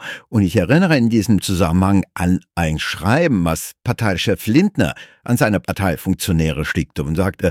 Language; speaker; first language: German; native; German